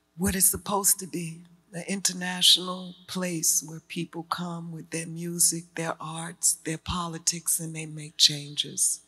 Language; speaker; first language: English; native; English